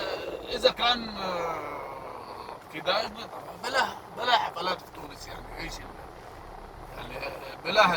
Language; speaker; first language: Arabic; native; Arabic